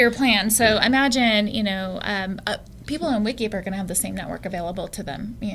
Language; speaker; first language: English; native; English